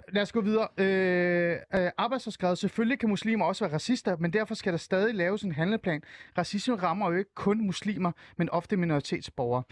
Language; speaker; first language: Danish; early bilingual, other home language; Persian